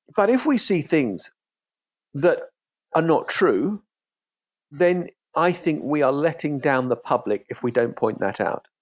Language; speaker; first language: English; native; English